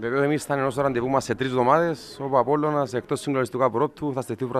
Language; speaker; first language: Greek; native; Greek